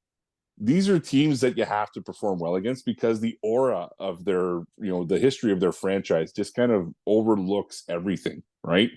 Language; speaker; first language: English; native; English